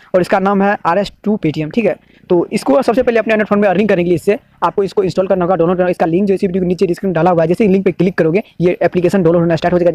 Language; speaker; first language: Hindi; native; Hindi